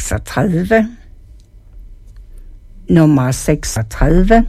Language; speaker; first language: Danish; native; Danish